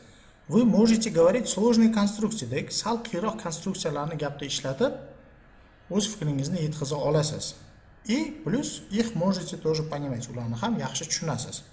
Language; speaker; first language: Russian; non-native, local second language; Uzbek